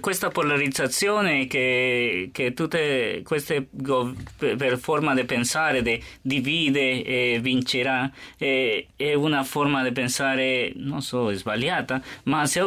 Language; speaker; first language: Italian; non-native, learner; Spanish